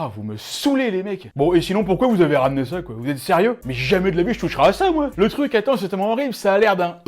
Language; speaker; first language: French; native; French